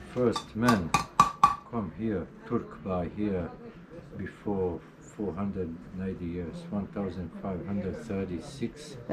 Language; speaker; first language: English; non-native, learner; Bosnian